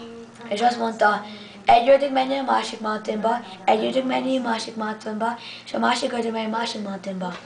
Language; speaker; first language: Hungarian; early bilingual, heritage; English